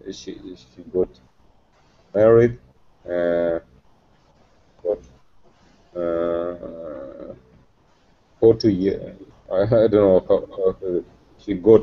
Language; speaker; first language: English; non-native, learner; Russian